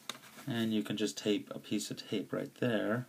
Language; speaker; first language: English; native; English